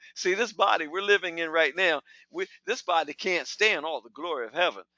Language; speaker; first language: English; native; English